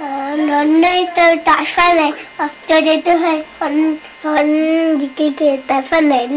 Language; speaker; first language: Cantonese; early bilingual, heritage; Cantonese